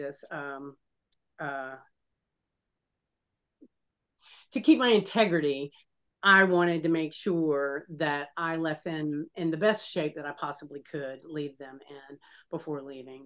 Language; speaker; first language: English; native; English